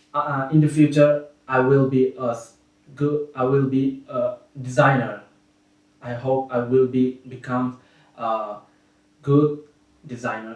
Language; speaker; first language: English; non-native, learner; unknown